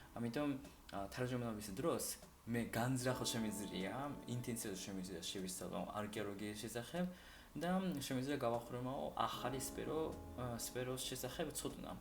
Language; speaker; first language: Georgian; non-native, fluent; Japanese